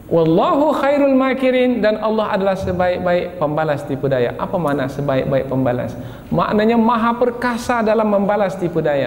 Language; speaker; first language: Malay; native; Malay